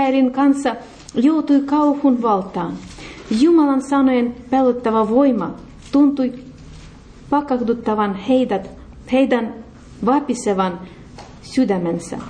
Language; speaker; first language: Finnish; non-native, learner; Russian